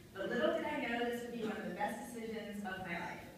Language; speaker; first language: English; native; English